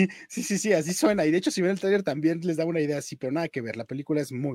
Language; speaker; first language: Spanish; native; Spanish